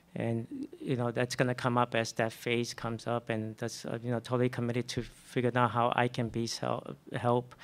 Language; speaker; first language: English; native; English